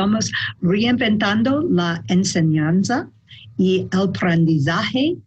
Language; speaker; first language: Spanish; non-native, learner; English